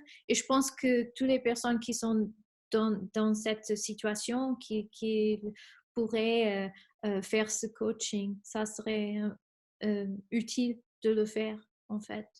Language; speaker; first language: French; non-native, fluent; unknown